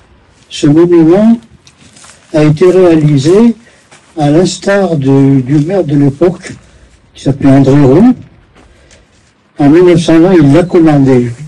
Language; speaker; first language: French; native; French